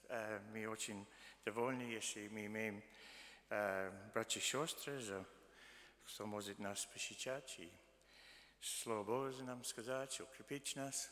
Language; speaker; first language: Russian; early bilingual, heritage; Russian